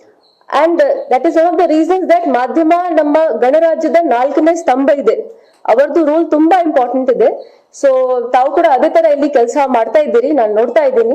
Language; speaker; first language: Kannada; non-native, fluent; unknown